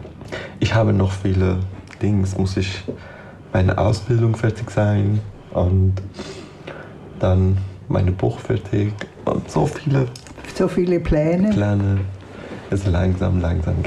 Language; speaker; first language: German; non-native, learner; Persian